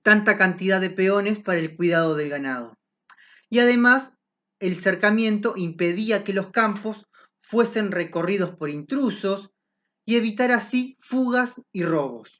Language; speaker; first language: Spanish; native; Spanish